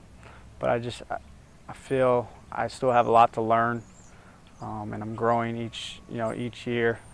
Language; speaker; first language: English; native; English